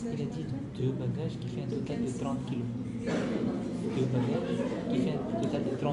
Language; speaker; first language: French; non-native, local second language; Gujarati